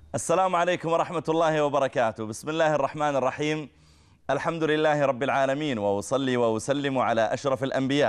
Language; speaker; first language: Arabic; native; Arabic